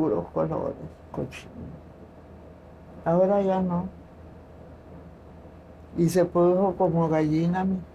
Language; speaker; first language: Spanish; non-native, local second language; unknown